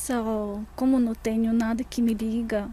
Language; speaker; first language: Portuguese; non-native, fluent; Russian